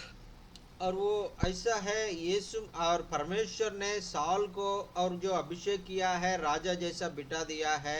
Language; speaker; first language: Hindi; non-native, local second language; Telugu